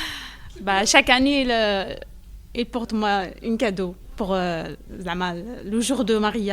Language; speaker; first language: French; non-native, learner; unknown